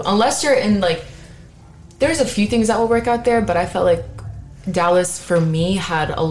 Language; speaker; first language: English; native; English